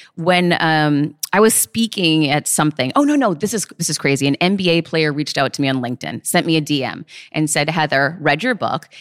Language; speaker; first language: English; native; English